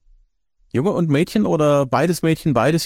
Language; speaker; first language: German; native; German